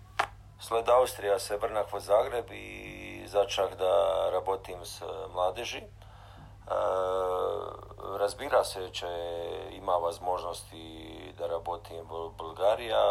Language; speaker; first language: Bulgarian; non-native, learner; Croatian